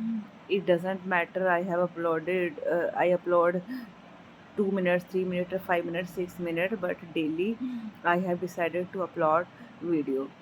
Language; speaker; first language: English; non-native, learner; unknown